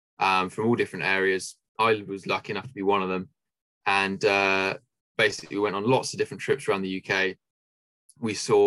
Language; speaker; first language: English; native; English